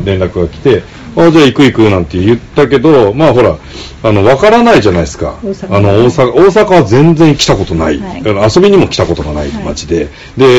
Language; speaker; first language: Japanese; native; Japanese